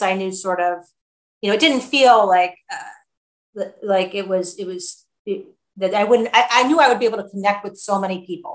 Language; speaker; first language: English; native; English